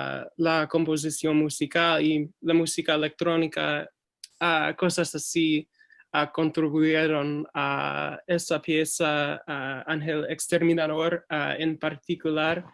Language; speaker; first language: Spanish; non-native, learner; English